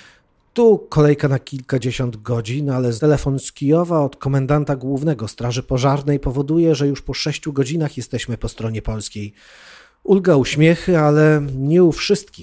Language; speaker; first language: Polish; native; Polish